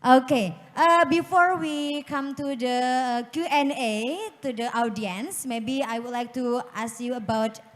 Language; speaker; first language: English; non-native, fluent; Indonesian